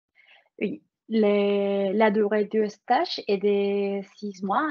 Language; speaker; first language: French; non-native, fluent; Spanish